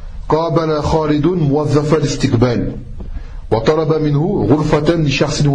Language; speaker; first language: Arabic; non-native, fluent; French